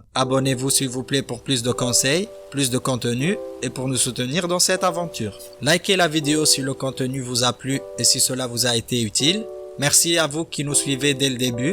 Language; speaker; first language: French; native; French